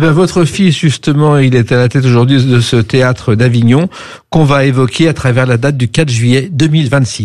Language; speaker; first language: French; native; French